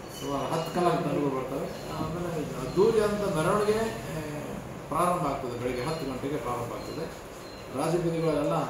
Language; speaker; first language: Kannada; non-native, local second language; Lambadi